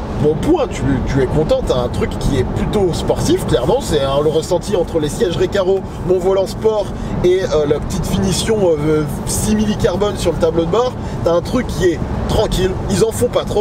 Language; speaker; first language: French; native; French